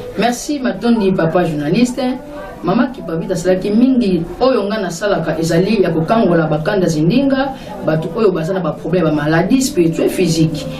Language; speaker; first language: Lingala; non-native, local second language; Kongo